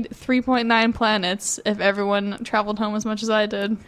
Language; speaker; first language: English; native; English